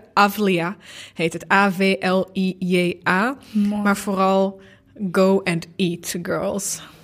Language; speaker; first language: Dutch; early bilingual, other home language; Bosnian